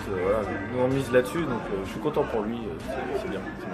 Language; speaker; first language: French; native; French